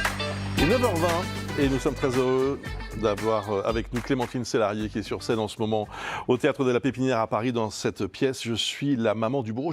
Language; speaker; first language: French; native; French